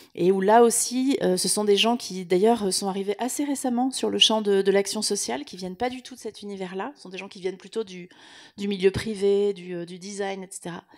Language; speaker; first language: French; native; French